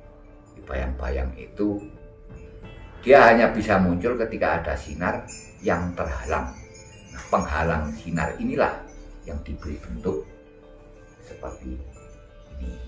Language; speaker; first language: Indonesian; non-native, local second language; Javanese